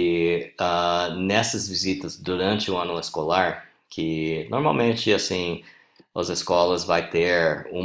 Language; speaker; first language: Portuguese; non-native, fluent; English